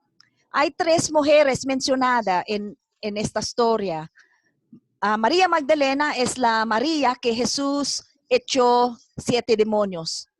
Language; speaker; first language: Spanish; non-native, fluent; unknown